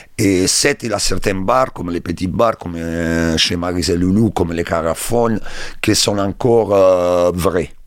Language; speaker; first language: French; non-native, learner; Italian